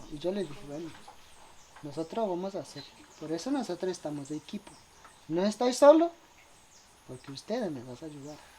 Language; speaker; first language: Spanish; non-native, local second language; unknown